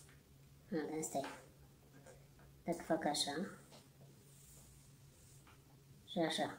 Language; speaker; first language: Romanian; non-native, learner; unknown